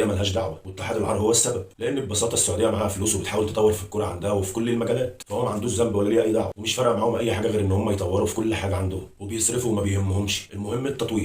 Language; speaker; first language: Arabic; native; Arabic